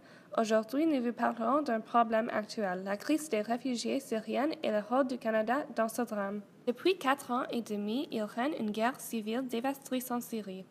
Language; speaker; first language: French; non-native, learner; English